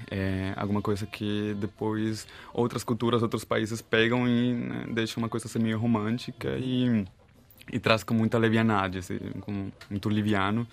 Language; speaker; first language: Portuguese; non-native, fluent; Spanish